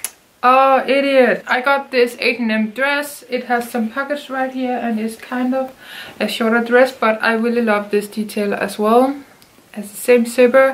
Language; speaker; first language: English; non-native, fluent; Danish